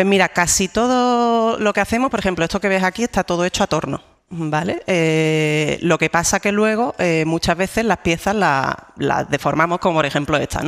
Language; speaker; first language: Spanish; native; Spanish